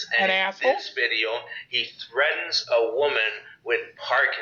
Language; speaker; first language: English; native; English